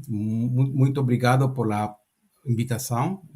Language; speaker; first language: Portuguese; non-native, learner; Spanish